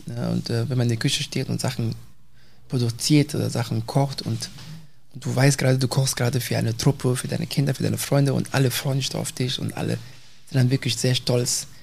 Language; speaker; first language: German; early bilingual, other home language; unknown